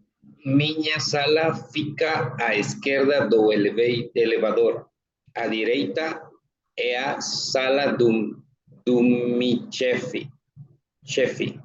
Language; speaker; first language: Portuguese; non-native, learner; Spanish